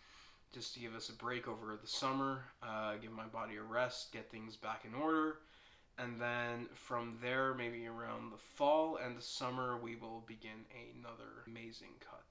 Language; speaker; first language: English; native; English